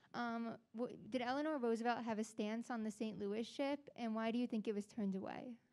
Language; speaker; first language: English; native; English